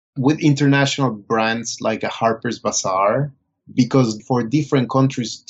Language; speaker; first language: English; non-native, fluent; Spanish